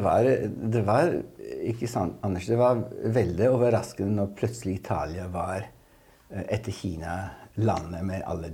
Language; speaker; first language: Norwegian; non-native, fluent; Italian